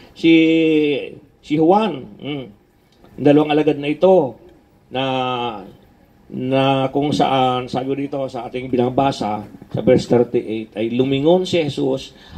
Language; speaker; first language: Filipino; non-native, local second language; Bikol